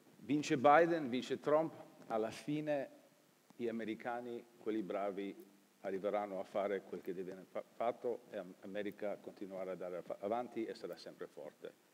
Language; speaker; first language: Italian; early bilingual, heritage; Italian